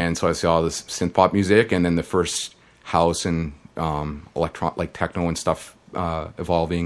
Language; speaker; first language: English; native; English